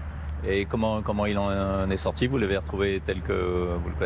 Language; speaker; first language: French; native; French